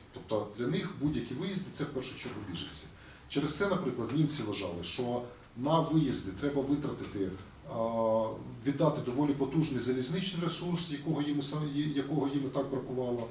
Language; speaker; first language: Ukrainian; native; Ukrainian